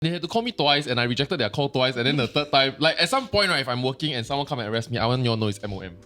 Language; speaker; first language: English; native; English